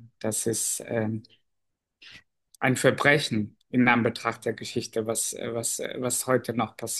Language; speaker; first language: German; non-native, fluent; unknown